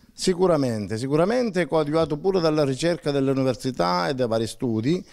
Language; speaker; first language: Italian; native; Italian